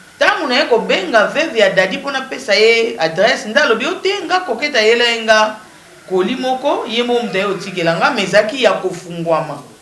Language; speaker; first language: Lingala; non-native, local second language; Kongo